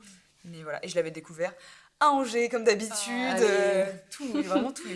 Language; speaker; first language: French; native; French